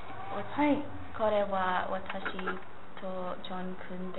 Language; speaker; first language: Japanese; non-native, learner; English